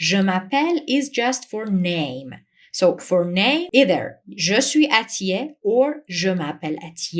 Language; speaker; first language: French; non-native, fluent; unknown